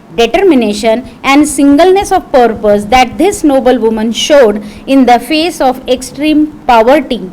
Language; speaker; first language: English; non-native, local second language; Marathi